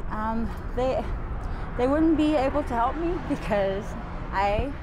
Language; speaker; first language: English; native; English